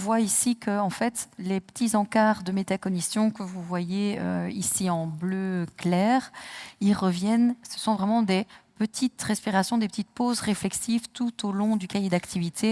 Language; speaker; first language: French; native; French